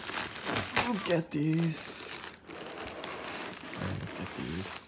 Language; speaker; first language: English; non-native, learner; Korean